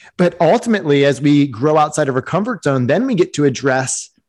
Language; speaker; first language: English; native; English